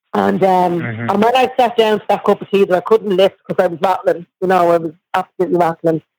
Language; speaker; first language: English; native; English